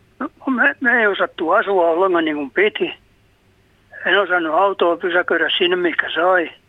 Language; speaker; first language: Finnish; native; Finnish